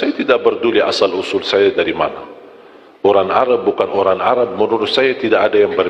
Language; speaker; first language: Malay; non-native, fluent; Arabic